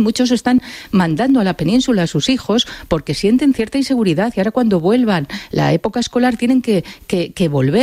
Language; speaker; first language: Spanish; native; Spanish